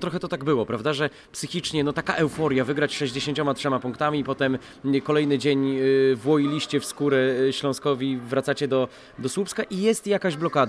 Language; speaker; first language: Polish; native; Polish